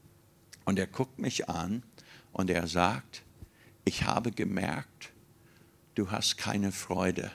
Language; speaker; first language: German; non-native, fluent; English